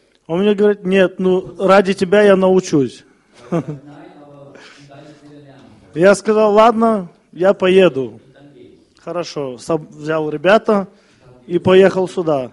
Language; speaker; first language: Russian; early bilingual, other home language; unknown